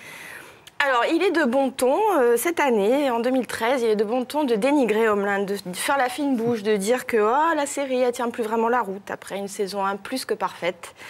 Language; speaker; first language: French; native; French